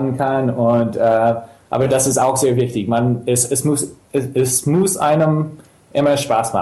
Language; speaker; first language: German; non-native, fluent; English